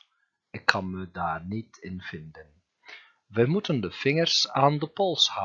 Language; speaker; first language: Dutch; non-native, fluent; Turkish